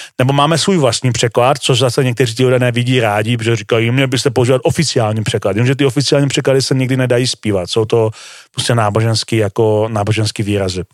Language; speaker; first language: Czech; native; Czech